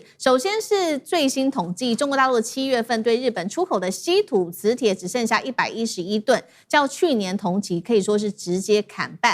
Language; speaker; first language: Chinese; native; Chinese